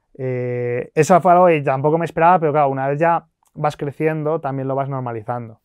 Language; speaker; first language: Spanish; native; Spanish